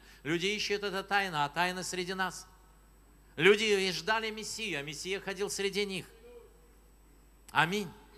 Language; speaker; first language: Russian; native; Russian